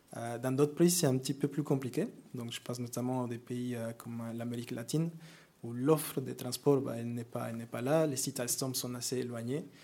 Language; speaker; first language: French; non-native, fluent; Spanish